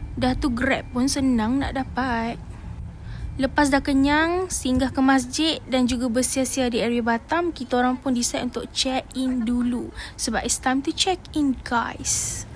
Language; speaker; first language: Malay; native; Malay